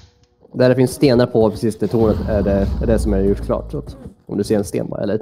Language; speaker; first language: Swedish; native; Swedish